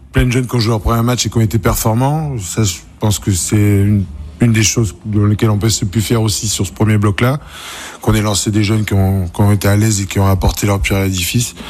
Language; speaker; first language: French; native; French